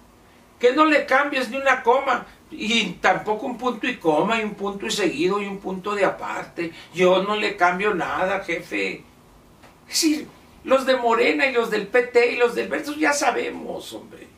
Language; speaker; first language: Spanish; native; Spanish